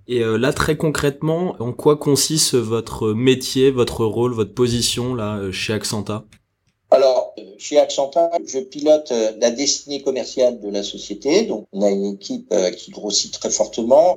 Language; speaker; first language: French; native; French